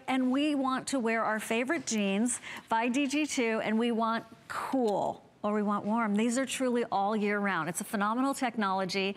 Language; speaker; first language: English; native; English